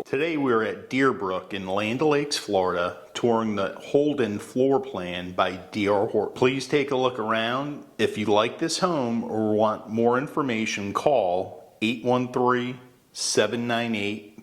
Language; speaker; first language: English; native; English